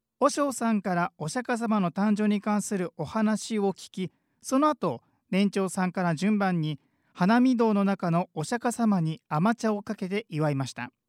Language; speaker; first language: Japanese; native; Japanese